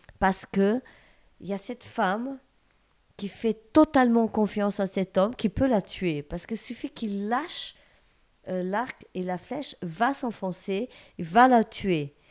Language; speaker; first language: French; non-native, fluent; Portuguese